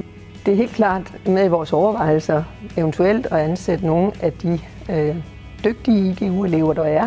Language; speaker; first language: Danish; native; Danish